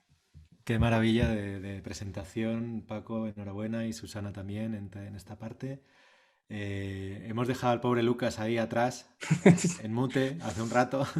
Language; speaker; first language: Spanish; native; Spanish